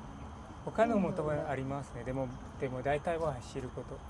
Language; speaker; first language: Japanese; non-native, learner; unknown